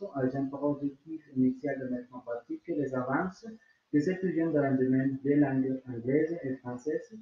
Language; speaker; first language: French; non-native, learner; Spanish